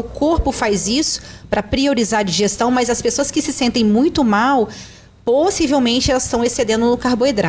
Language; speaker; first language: Portuguese; native; Portuguese